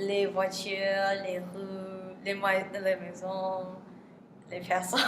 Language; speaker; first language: French; non-native, learner; English